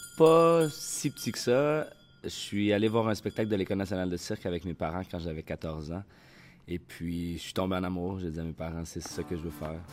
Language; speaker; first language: French; native; French